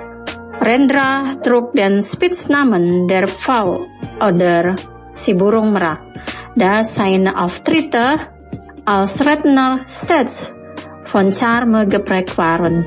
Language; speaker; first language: German; non-native, fluent; Indonesian